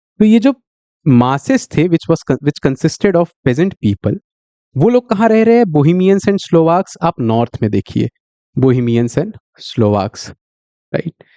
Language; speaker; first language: Hindi; native; Hindi